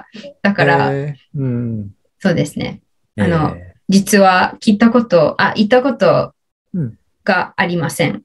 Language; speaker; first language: Japanese; non-native, learner; English